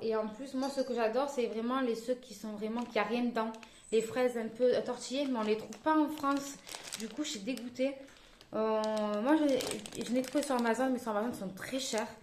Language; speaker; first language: French; native; French